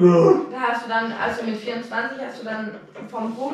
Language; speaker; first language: German; native; German